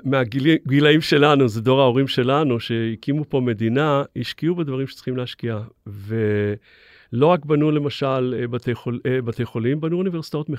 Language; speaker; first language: Hebrew; native; Hebrew